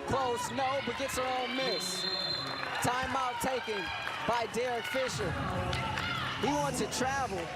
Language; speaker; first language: English; native; English